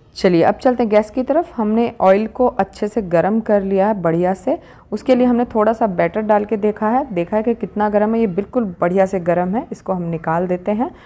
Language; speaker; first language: Hindi; native; Hindi